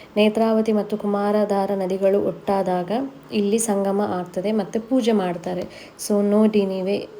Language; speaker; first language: Kannada; non-native, local second language; Tulu